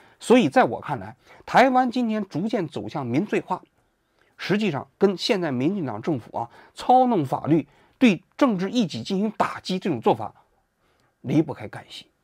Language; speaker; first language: Chinese; native; Chinese